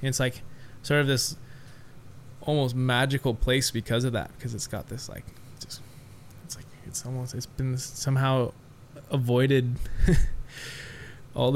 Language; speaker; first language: English; native; English